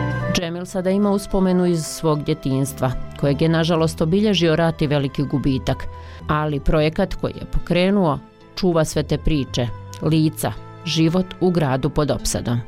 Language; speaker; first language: Croatian; native; Croatian